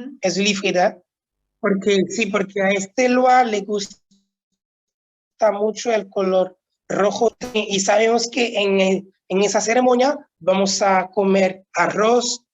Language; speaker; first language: Spanish; non-native, local second language; Haitian Creole